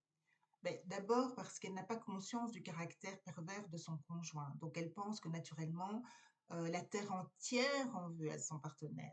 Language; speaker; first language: French; native; French